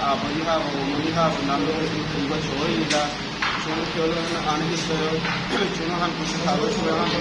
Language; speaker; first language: Korean; non-native, learner; Punjabi